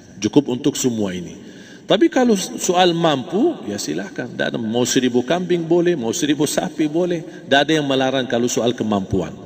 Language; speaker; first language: Malay; non-native, fluent; Arabic